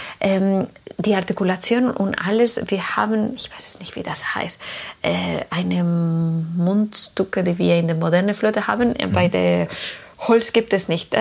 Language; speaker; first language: German; non-native, fluent; Spanish